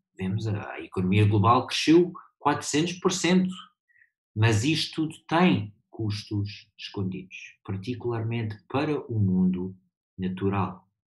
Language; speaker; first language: Portuguese; early bilingual, heritage; Portuguese